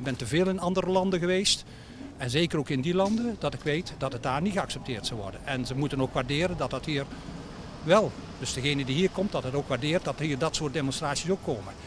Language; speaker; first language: Dutch; native; Dutch